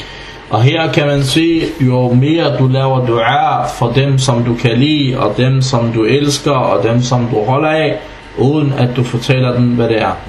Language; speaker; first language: Danish; non-native, fluent; Arabic